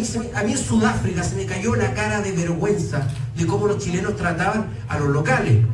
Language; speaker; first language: Spanish; native; Spanish